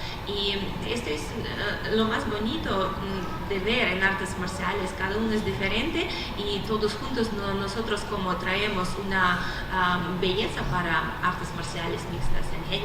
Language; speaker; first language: Spanish; non-native, fluent; Russian